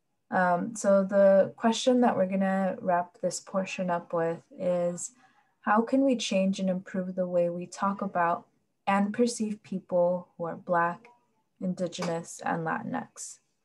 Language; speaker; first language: English; early bilingual, other home language; Spanish